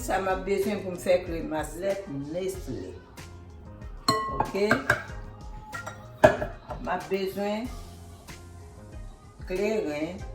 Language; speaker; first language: French; non-native, learner; Haitian Creole